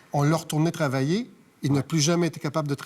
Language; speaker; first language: French; native; French